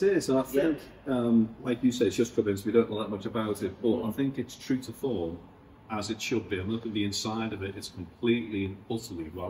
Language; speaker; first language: English; native; English